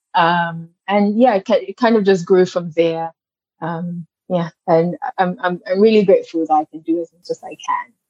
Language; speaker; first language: English; non-native, local second language; Yoruba